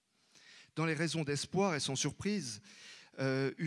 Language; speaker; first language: French; native; French